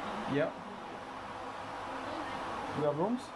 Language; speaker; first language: English; non-native, learner; French